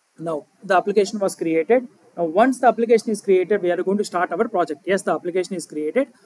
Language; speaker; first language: English; non-native, local second language; Telugu